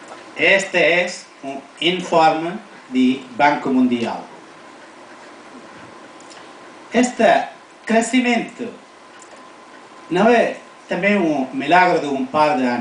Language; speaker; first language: Spanish; non-native, fluent; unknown